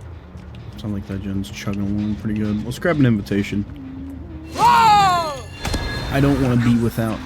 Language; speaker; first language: English; native; English